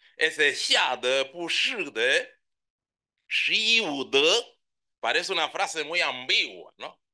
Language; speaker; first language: Spanish; native; Spanish